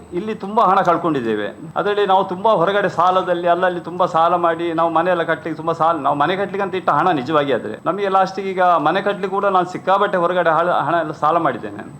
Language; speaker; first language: Kannada; native; Kannada